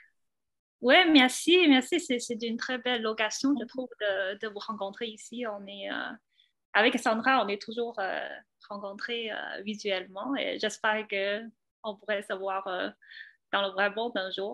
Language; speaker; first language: French; non-native, fluent; Chinese